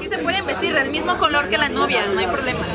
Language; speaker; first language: Spanish; native; Spanish